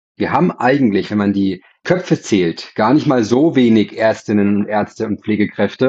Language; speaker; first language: German; native; German